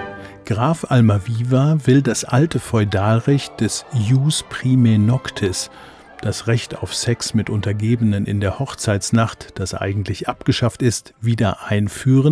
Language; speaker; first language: German; native; German